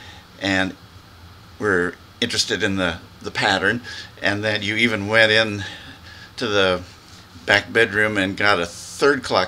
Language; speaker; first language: English; native; English